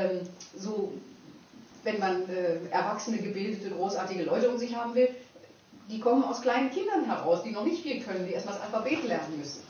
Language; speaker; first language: German; native; German